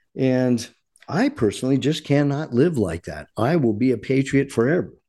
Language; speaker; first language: English; native; English